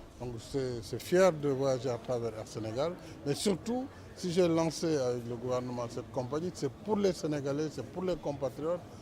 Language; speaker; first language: French; non-native, local second language; Fula